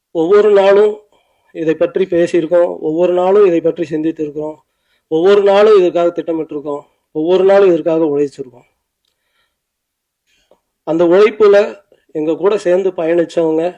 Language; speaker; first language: Tamil; native; Tamil